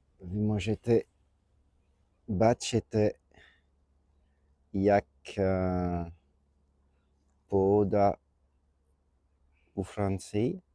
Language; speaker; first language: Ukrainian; non-native, learner; French